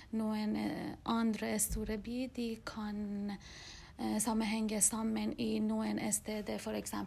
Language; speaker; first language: Norwegian; non-native, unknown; Persian